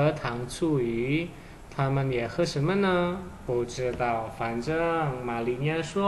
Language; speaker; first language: Chinese; non-native, fluent; Indonesian